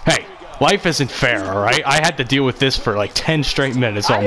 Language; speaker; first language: English; native; English